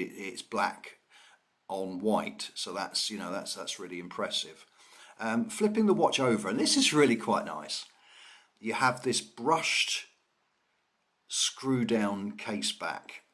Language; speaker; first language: English; native; English